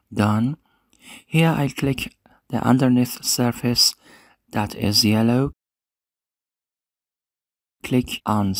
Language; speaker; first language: English; non-native, fluent; Persian